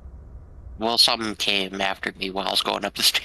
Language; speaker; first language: English; native; English